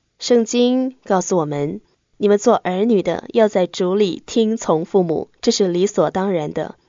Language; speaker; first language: Chinese; native; Chinese